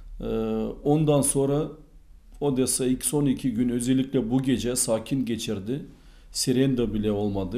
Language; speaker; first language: Turkish; non-native, fluent; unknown